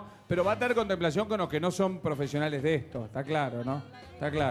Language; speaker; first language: Spanish; native; Spanish